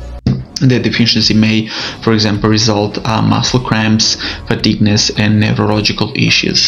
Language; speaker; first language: English; non-native, fluent; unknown